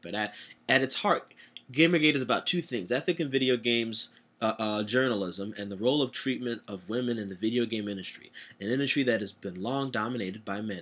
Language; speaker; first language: English; native; English